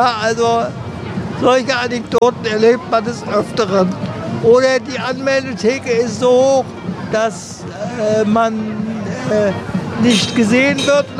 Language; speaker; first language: German; native; German